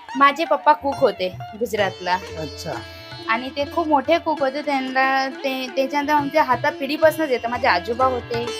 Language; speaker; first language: Marathi; non-native, local second language; Marwari